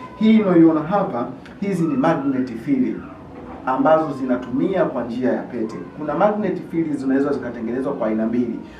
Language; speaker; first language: Swahili; native; Swahili